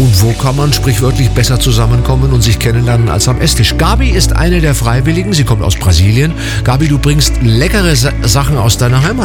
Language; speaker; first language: German; native; German